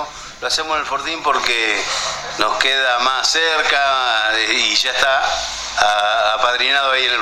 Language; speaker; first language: Spanish; native; Spanish